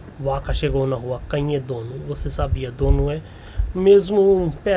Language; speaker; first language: Portuguese; non-native, learner; Hindi